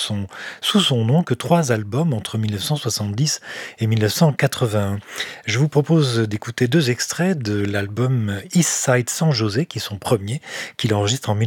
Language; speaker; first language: French; native; French